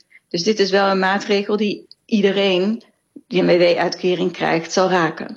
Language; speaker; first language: Dutch; native; Dutch